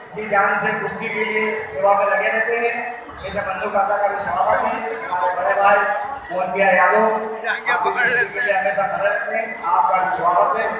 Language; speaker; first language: Hindi; native; Hindi